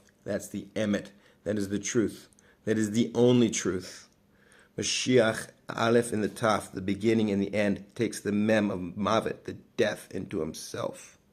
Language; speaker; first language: English; native; English